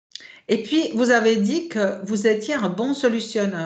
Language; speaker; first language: French; native; French